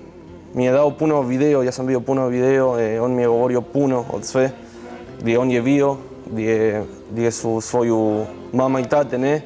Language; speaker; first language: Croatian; early bilingual, heritage; Spanish